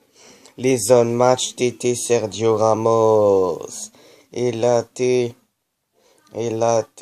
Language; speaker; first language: French; native; French